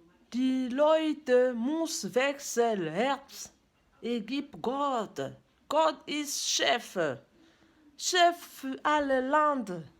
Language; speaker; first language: German; non-native, learner; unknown